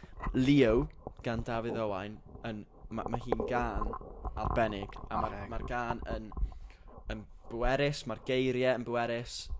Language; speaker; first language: Welsh; native; Welsh